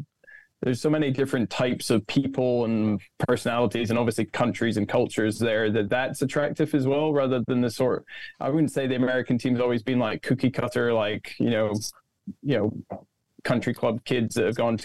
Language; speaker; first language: English; native; English